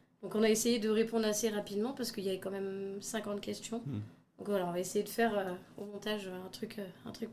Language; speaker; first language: French; native; French